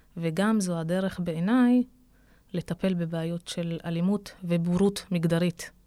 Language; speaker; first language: Hebrew; non-native, local second language; Arabic